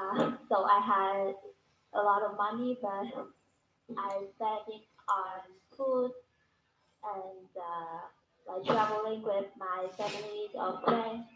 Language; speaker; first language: English; non-native, learner; Vietnamese